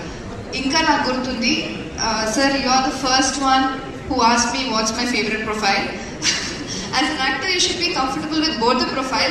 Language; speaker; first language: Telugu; non-native, fluent; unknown